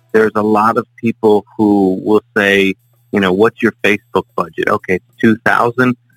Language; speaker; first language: English; native; English